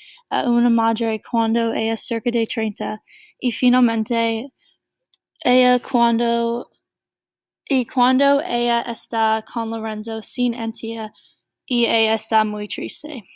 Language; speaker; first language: Spanish; non-native, learner; English